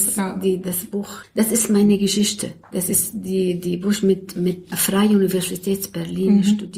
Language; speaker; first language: German; non-native, learner; Arabic